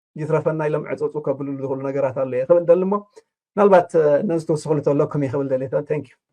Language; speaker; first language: Tigrinya; native; Tigrinya